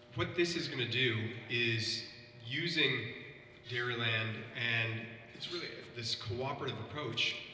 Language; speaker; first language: English; native; English